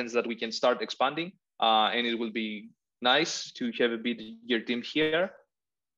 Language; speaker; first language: English; non-native, fluent; Greek